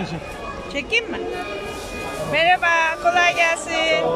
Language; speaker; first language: Turkish; native; Turkish